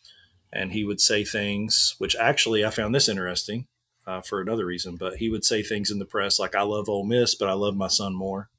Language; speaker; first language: English; native; English